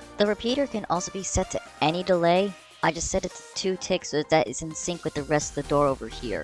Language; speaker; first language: English; native; English